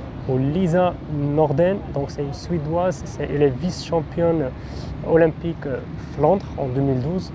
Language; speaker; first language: French; non-native, local second language; Arabic